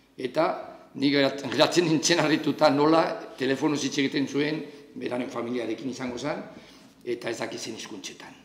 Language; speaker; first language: Basque; non-native, local second language; Spanish